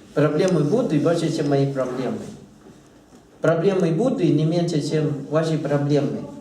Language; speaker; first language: Russian; non-native, learner; Thai